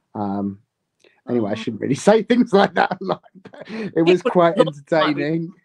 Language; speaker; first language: English; native; English